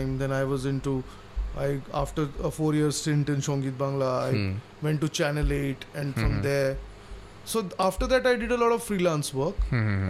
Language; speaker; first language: English; non-native, local second language; Bangla